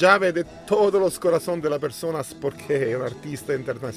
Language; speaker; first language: Spanish; non-native, learner; Italian